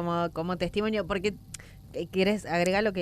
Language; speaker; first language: Spanish; native; Spanish